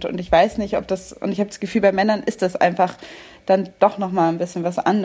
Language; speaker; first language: German; native; German